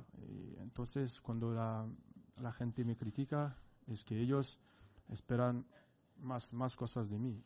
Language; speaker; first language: Spanish; non-native, fluent; French